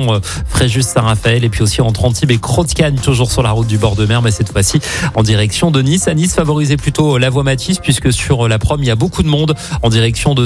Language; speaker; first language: French; native; French